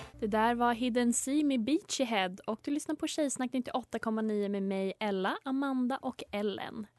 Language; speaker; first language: Swedish; native; Swedish